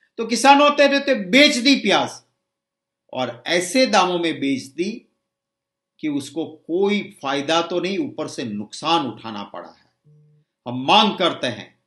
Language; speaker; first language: Hindi; non-native, local second language; Gujarati